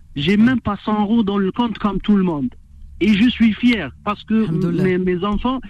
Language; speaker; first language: French; non-native, local second language; Arabic